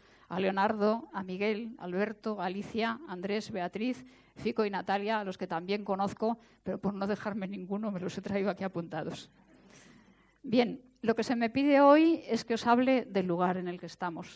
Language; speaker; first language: Spanish; native; Spanish